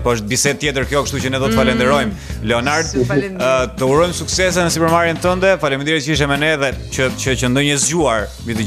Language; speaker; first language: Albanian; native; Albanian